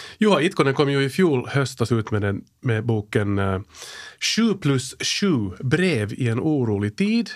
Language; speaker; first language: Swedish; native; Swedish